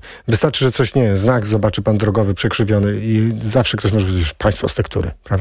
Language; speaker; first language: Polish; native; Polish